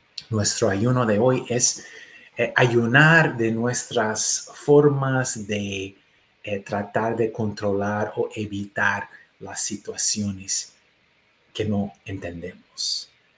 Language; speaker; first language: Spanish; non-native, fluent; English